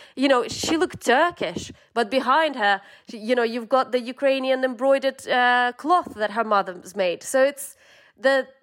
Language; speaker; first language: English; non-native, fluent; Russian